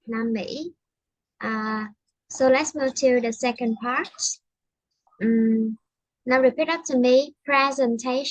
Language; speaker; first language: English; non-native, fluent; Vietnamese